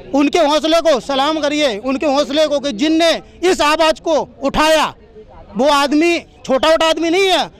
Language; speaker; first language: Hindi; native; Hindi